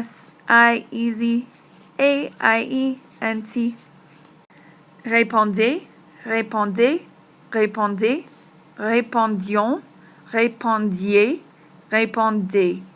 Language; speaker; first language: French; non-native, fluent; English